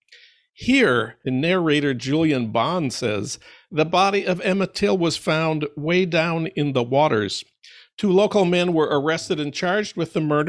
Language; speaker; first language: English; native; English